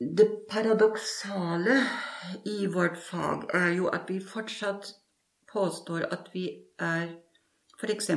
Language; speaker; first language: Norwegian; non-native, fluent; German